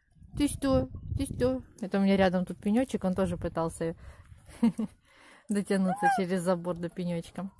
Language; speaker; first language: Russian; native; Russian